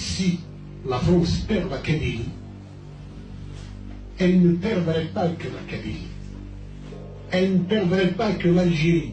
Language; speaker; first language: French; non-native, local second language; Kabyle